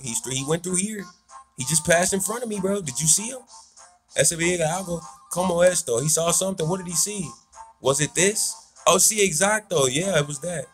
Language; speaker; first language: English; native; English